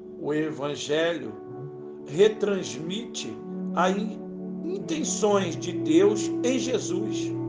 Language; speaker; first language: Portuguese; native; Portuguese